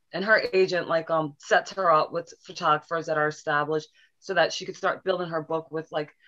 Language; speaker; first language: English; native; English